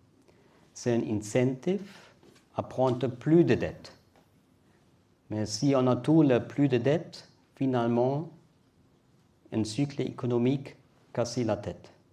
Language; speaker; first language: French; non-native, learner; German